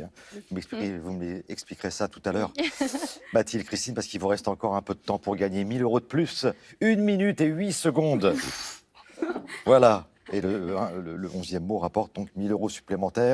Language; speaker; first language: French; native; French